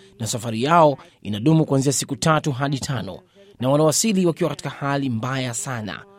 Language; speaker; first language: Swahili; native; Swahili